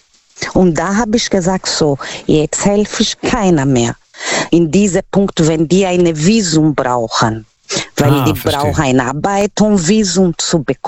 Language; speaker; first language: German; non-native, learner; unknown